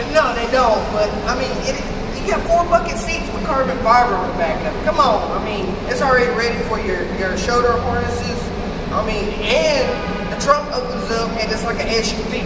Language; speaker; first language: English; native; English